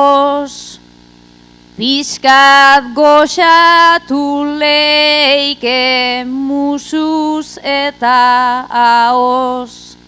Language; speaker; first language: Basque; native; Basque